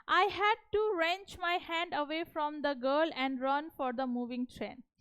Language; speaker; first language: English; non-native, local second language; Hindi